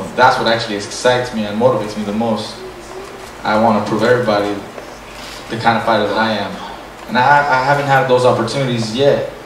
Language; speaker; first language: English; early bilingual, other home language; Spanish